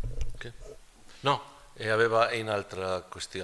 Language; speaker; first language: Italian; non-native, learner; Spanish